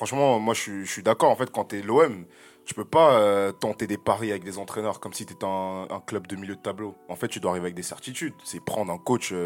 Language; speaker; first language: French; native; French